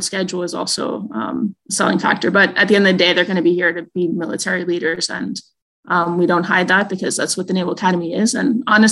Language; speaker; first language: English; native; English